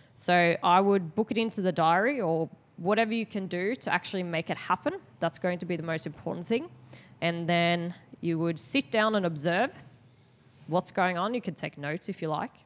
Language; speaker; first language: English; non-native, fluent; Swedish